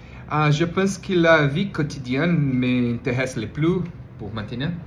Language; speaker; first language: French; non-native, learner; Portuguese